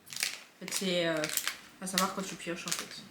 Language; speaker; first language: French; native; French